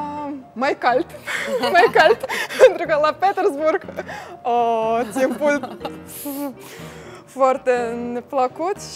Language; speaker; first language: Romanian; non-native, learner; Russian